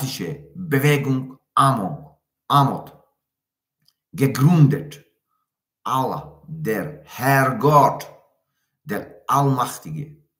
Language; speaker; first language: German; non-native, learner; Tajik